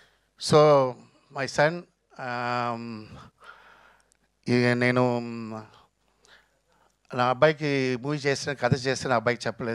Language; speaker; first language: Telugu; non-native, fluent; Tamil